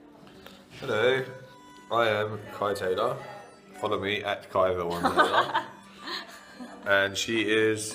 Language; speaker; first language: English; early bilingual, other home language; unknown